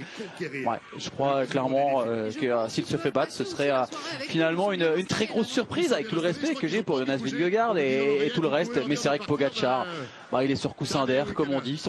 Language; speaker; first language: French; native; French